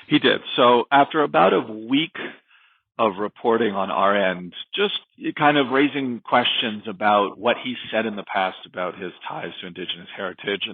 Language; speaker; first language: English; native; English